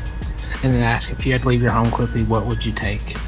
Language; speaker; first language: English; native; English